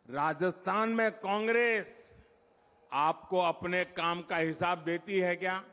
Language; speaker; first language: Hindi; non-native, local second language; Gujarati